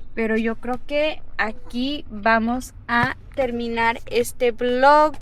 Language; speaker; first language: Spanish; early bilingual, heritage; Spanish